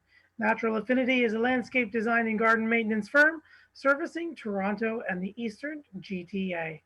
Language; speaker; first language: English; native; English